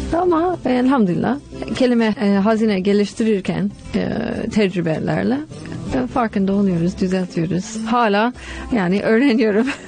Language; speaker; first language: Turkish; non-native, fluent; English